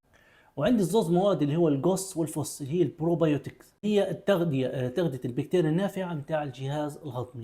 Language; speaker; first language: Arabic; native; Arabic